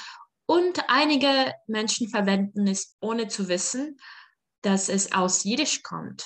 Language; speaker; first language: German; non-native, fluent; Czech